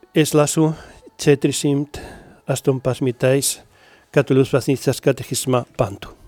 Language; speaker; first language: Latvian; non-native, learner; Spanish